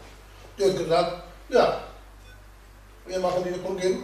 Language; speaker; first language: German; non-native, learner; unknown